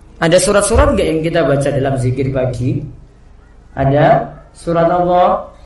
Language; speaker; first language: Indonesian; native; Indonesian